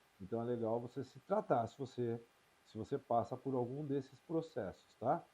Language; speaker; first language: Portuguese; native; Portuguese